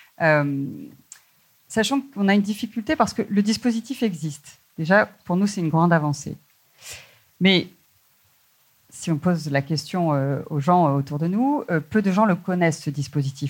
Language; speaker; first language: French; native; French